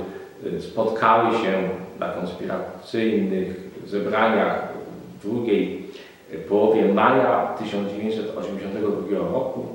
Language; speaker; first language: Polish; native; Polish